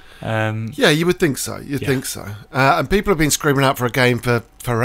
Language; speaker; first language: English; native; English